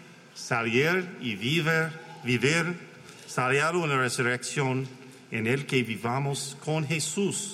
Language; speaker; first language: Spanish; non-native, learner; English